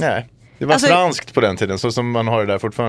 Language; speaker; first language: Swedish; native; Swedish